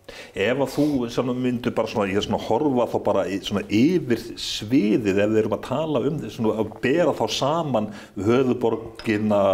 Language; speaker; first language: Icelandic; native; Icelandic